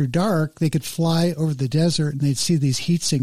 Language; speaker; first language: English; native; English